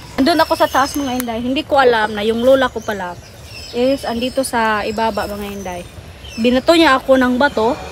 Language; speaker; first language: Filipino; non-native, local second language; Cebuano